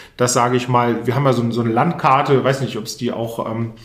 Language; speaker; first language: German; native; German